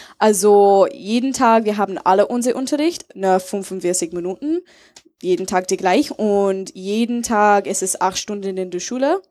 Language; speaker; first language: German; non-native, learner; English